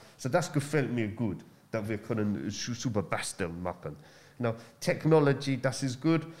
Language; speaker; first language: German; non-native, learner; English